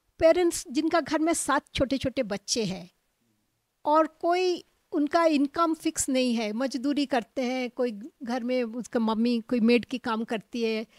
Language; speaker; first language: Hindi; non-native, local second language; Bangla